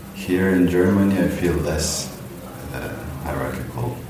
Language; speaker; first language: English; non-native, fluent; Korean